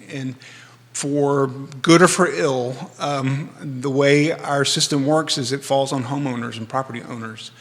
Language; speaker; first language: English; native; English